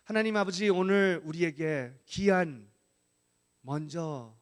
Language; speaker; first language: Korean; non-native, fluent; English